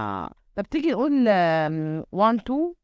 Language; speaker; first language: Arabic; native; Arabic